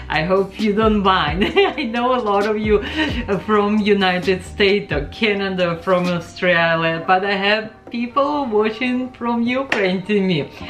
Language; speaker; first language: English; non-native, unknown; Ukrainian